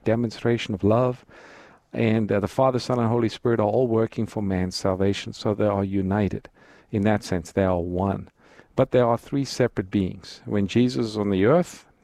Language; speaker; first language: English; native; English